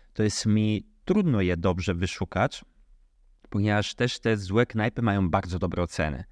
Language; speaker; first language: Polish; early bilingual, heritage; Polish